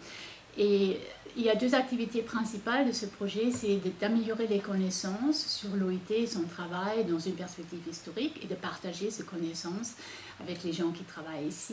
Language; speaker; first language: French; non-native, fluent; German